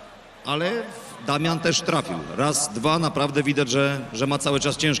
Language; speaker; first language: Polish; native; Polish